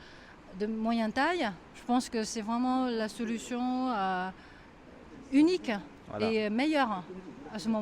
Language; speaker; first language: French; non-native, fluent; Chinese